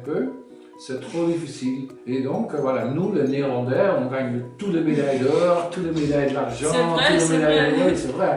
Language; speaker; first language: French; non-native, fluent; Dutch